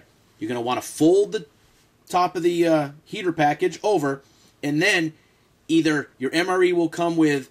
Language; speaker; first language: English; native; English